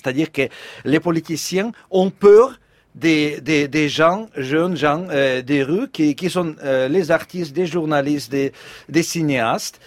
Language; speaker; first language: French; non-native, fluent; Russian